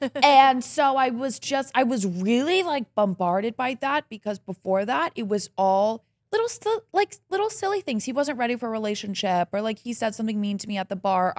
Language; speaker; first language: English; native; English